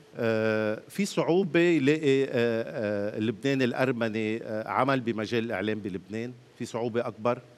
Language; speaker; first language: Arabic; native; Arabic